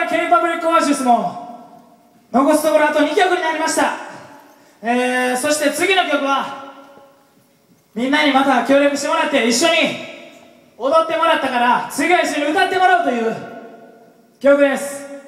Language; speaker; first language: Japanese; native; Japanese